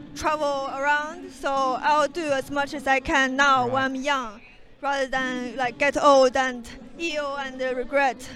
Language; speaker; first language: English; non-native, fluent; Chinese